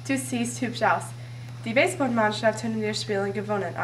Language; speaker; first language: German; non-native, learner; English